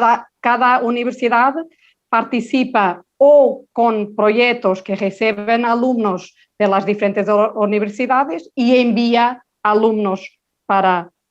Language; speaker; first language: Spanish; non-native, local second language; Portuguese